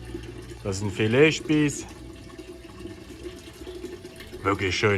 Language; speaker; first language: German; native; German